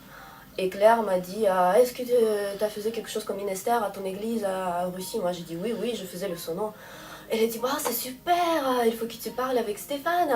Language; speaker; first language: French; non-native, fluent; Russian